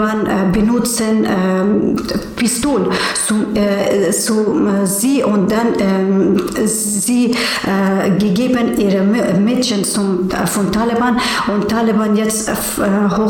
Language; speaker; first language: German; non-native, learner; Persian